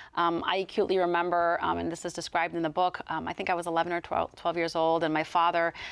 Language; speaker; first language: English; native; English